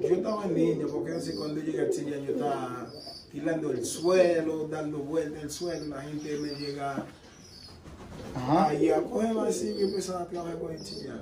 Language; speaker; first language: Spanish; non-native, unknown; Haitian Creole